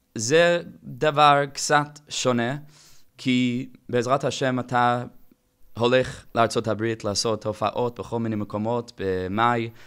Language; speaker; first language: Hebrew; non-native, fluent; English